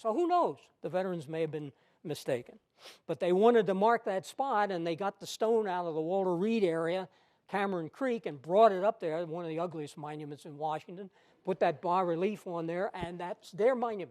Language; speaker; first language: English; native; English